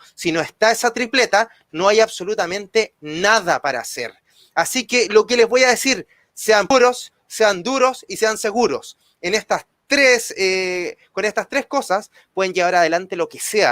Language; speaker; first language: Spanish; native; Spanish